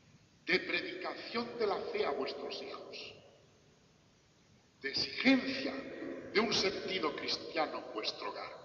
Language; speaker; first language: Spanish; native; Spanish